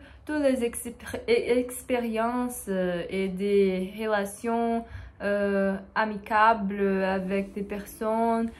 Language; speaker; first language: French; non-native, learner; Portuguese